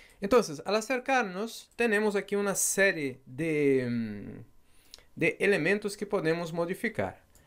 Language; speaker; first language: Spanish; non-native, fluent; Portuguese